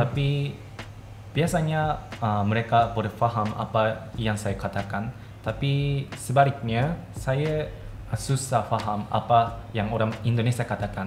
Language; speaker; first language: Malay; non-native, fluent; Japanese